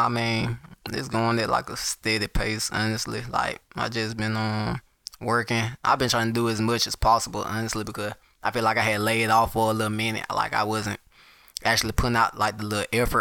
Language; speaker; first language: English; native; English